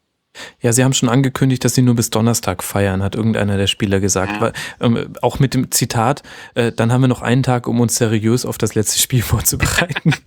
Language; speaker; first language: German; native; German